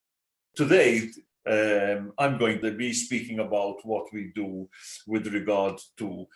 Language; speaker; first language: English; non-native, local second language; Maltese